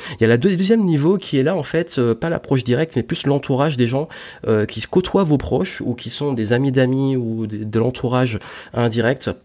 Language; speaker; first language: French; native; French